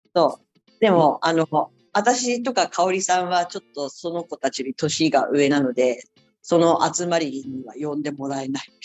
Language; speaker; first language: Japanese; native; Japanese